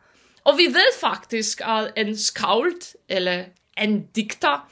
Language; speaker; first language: Danish; non-native, fluent; Polish